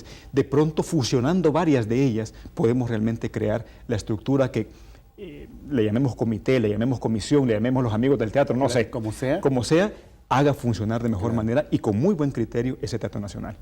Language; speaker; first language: Spanish; native; Spanish